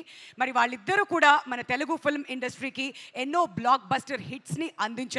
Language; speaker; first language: Telugu; native; Telugu